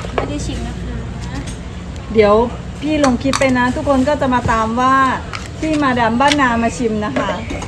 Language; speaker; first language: Thai; native; Thai